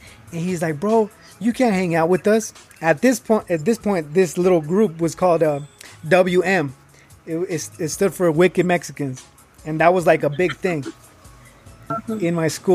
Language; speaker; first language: English; early bilingual, other home language; Spanish